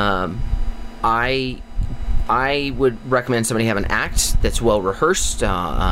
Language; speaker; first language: English; native; English